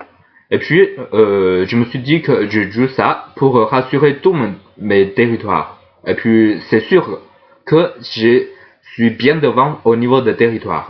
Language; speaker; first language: French; non-native, fluent; Chinese